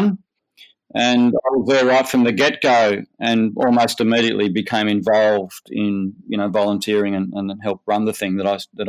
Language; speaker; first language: English; native; English